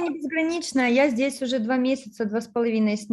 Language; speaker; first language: Russian; native; Russian